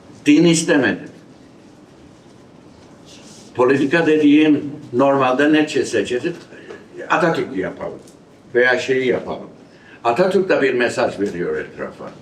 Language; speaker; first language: Turkish; early bilingual, heritage; Turkish